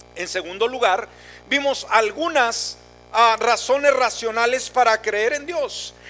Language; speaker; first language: Spanish; native; Spanish